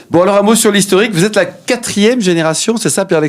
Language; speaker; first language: French; native; French